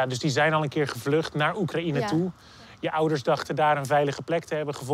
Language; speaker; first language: Dutch; native; Dutch